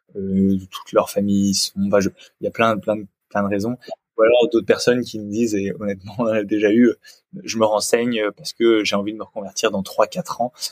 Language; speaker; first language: French; native; French